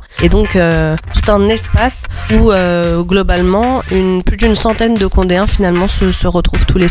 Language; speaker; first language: French; native; French